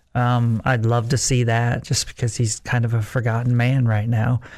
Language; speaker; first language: English; native; English